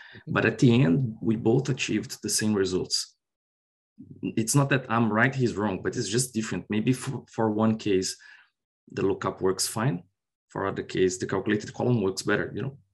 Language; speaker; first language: English; non-native, fluent; Portuguese